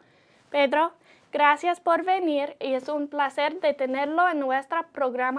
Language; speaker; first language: Spanish; non-native, learner; English